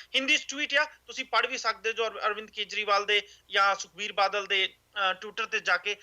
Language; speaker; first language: Hindi; non-native, local second language; Punjabi